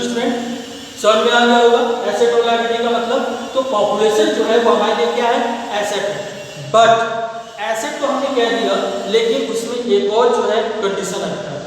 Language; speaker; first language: Hindi; native; Hindi